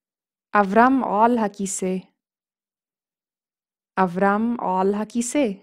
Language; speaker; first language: Hebrew; non-native, fluent; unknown